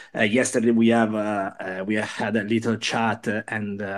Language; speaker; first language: English; non-native, learner; Italian